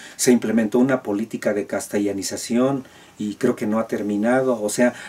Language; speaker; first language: Spanish; native; Spanish